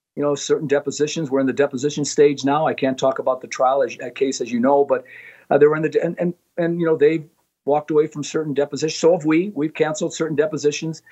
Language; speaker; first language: English; native; English